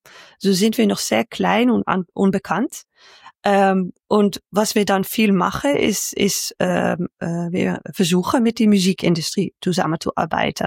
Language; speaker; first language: German; non-native, learner; Dutch